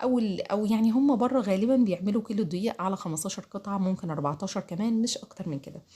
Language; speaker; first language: Arabic; native; Arabic